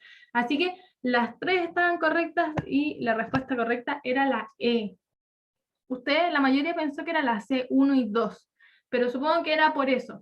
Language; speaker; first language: Spanish; native; Spanish